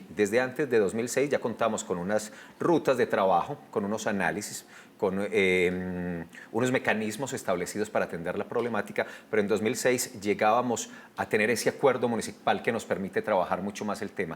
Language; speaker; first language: Spanish; native; Spanish